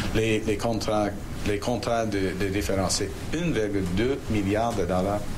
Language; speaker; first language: French; non-native, fluent; English